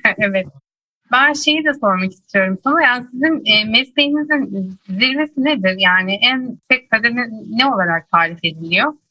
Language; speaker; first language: Turkish; native; Turkish